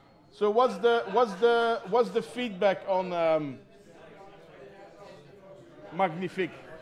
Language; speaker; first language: English; non-native, fluent; Dutch